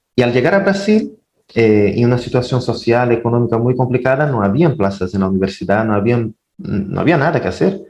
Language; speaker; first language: Spanish; non-native, fluent; Portuguese